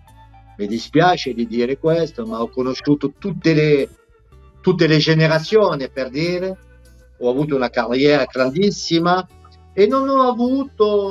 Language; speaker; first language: Italian; non-native, fluent; French